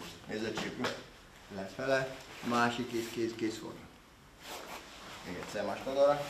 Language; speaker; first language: Hungarian; non-native, learner; Portuguese